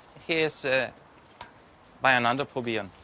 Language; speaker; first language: German; non-native, learner; Dutch